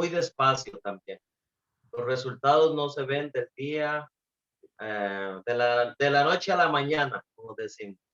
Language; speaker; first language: Spanish; non-native, fluent; Portuguese